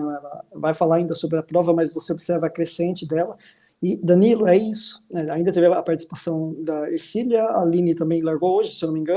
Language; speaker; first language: Portuguese; native; Portuguese